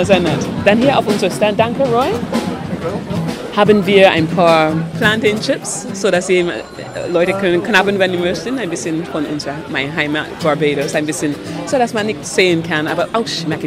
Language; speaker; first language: German; non-native, fluent; English